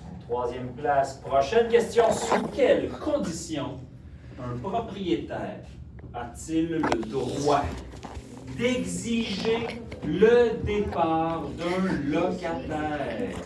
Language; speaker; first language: French; native; French